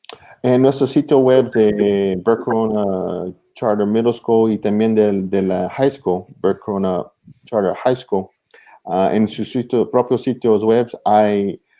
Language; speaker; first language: Spanish; early bilingual, heritage; English